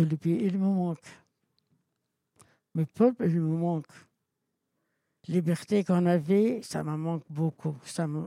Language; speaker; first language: French; non-native, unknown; Persian